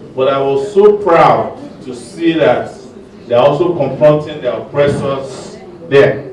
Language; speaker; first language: English; non-native, local second language; Yoruba